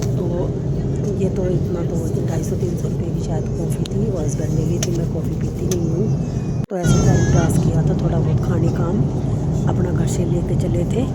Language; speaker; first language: Hindi; native; Hindi